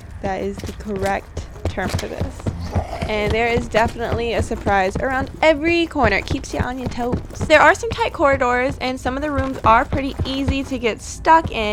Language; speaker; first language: English; native; English